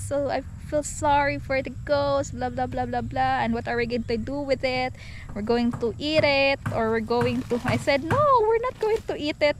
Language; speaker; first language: English; non-native, local second language; Cebuano